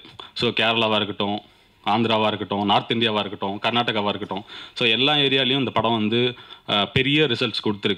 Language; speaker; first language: Tamil; native; Tamil